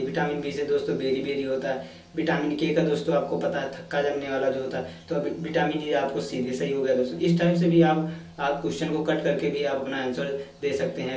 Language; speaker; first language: Hindi; native; Hindi